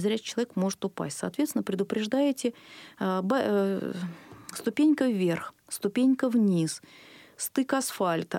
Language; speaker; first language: Russian; native; Russian